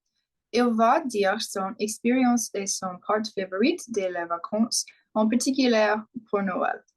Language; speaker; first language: French; non-native, learner; English